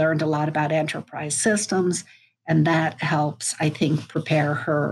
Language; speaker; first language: English; native; English